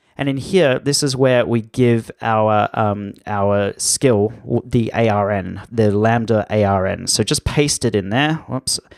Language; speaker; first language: English; native; English